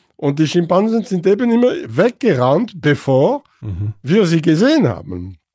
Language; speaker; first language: German; non-native, fluent; French